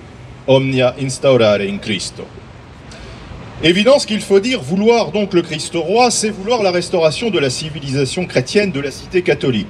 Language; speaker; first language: French; native; French